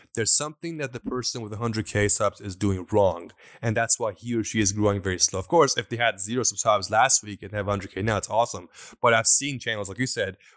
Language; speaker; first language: English; non-native, fluent; Persian